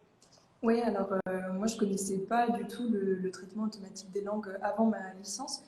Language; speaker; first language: French; native; French